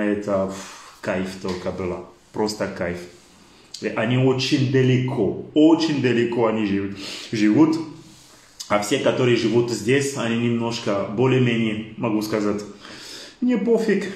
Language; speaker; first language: Russian; non-native, learner; French